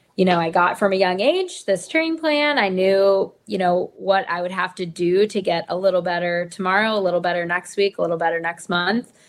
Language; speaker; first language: English; native; English